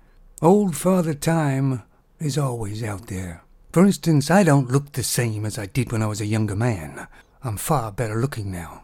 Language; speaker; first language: English; native; English